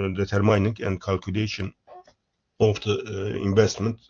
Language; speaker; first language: English; non-native, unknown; Turkish